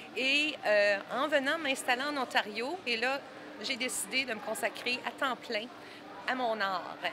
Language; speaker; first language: French; native; French